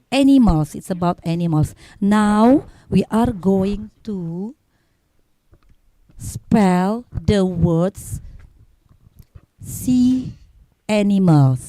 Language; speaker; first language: English; non-native, learner; Indonesian